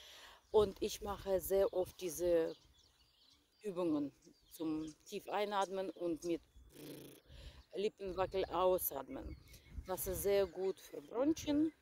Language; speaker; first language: German; non-native, fluent; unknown